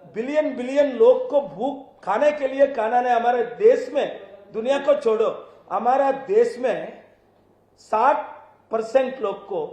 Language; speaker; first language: Hindi; non-native, local second language; Telugu